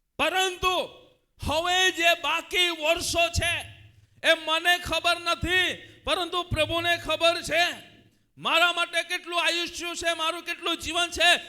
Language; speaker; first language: Gujarati; non-native, local second language; Gamit